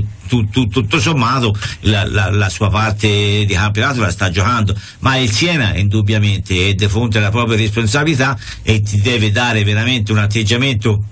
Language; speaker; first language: Italian; native; Italian